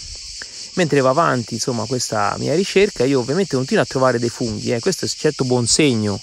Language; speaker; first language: Italian; native; Italian